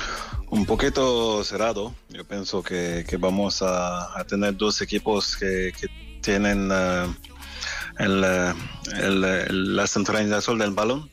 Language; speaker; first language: Spanish; non-native, fluent; French